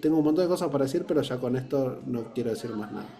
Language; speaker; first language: Spanish; native; Spanish